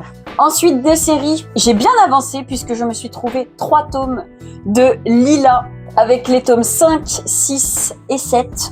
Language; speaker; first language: French; native; French